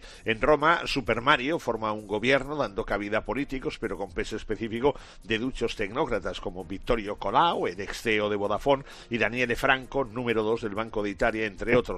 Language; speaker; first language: Spanish; native; Spanish